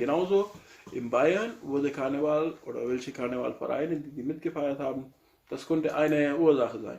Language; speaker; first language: German; non-native, learner; Urdu